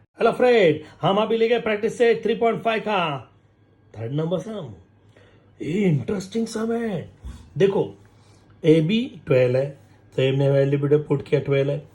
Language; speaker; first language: Hindi; non-native, local second language; Marathi